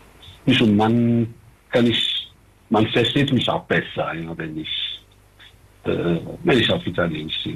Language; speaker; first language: German; non-native, fluent; Italian